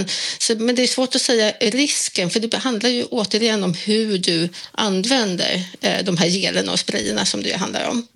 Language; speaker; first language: Swedish; native; Swedish